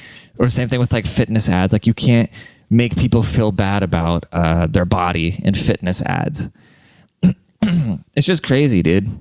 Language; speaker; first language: English; native; English